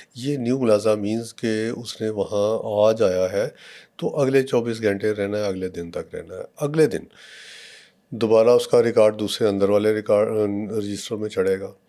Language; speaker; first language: Urdu; non-native, local second language; Punjabi